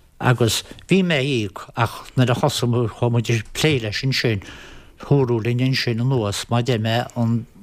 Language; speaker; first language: Irish; native; Irish